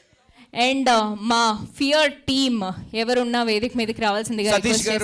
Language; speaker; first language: Telugu; native; Telugu